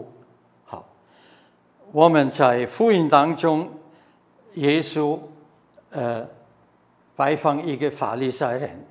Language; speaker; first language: Chinese; non-native, fluent; German